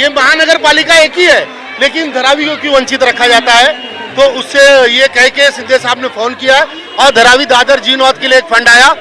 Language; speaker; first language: Hindi; native; Hindi